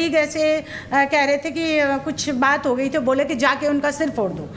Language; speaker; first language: Hindi; native; Hindi